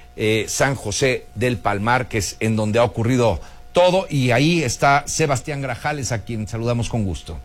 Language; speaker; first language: Spanish; native; Spanish